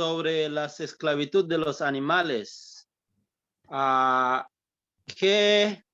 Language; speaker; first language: Spanish; early bilingual, heritage; English